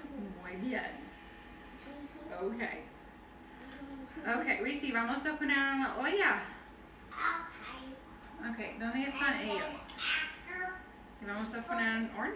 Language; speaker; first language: Spanish; non-native, learner; English